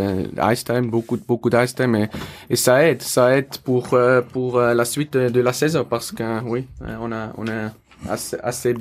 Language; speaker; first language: French; non-native, local second language; German